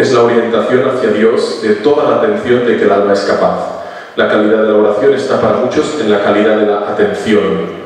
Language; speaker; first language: Spanish; non-native, local second language; Catalan